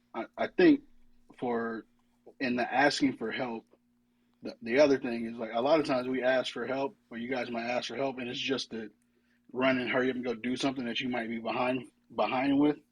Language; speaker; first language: English; native; English